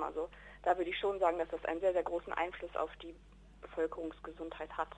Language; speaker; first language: German; native; German